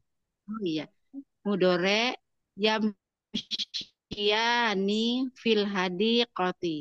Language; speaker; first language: Arabic; non-native, learner; Indonesian